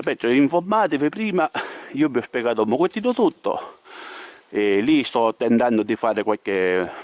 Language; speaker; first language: Italian; native; Italian